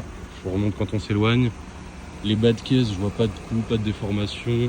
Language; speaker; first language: French; native; French